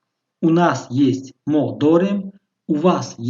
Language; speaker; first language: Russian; non-native, local second language; Tajik